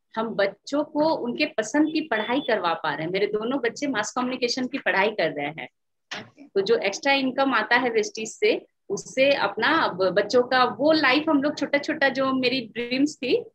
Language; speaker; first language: Hindi; native; Hindi